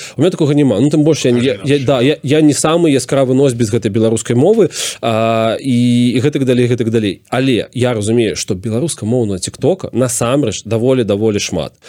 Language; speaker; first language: Belarusian; non-native, local second language; Russian